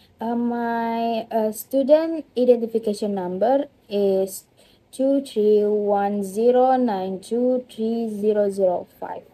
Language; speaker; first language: English; non-native, learner; Indonesian